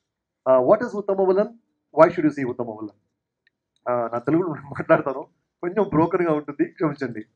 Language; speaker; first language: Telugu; non-native, local second language; Kannada